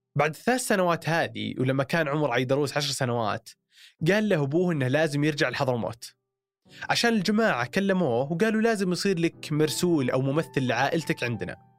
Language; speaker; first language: Arabic; native; Arabic